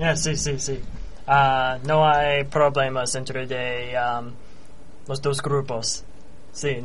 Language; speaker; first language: Spanish; non-native, learner; English